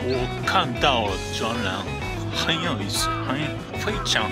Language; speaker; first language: Chinese; non-native, learner; Japanese